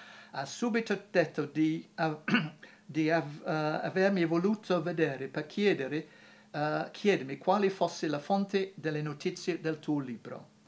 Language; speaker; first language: Italian; non-native, fluent; English